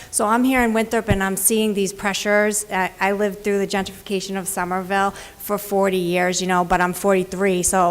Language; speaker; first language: English; native; English